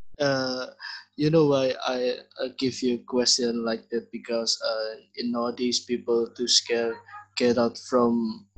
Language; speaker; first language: English; non-native, learner; Indonesian